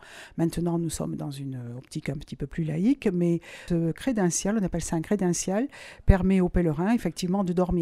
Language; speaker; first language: French; native; French